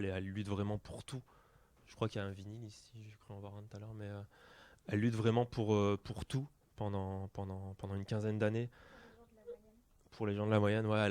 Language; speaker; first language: French; native; French